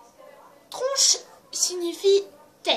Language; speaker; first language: French; native; French